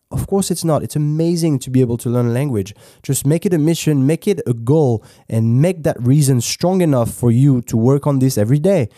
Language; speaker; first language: English; non-native, fluent; French